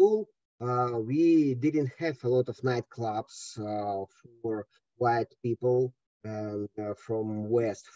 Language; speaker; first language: English; non-native, learner; Russian